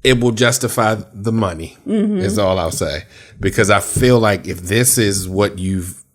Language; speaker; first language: English; native; English